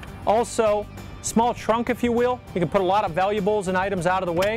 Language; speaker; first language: English; native; English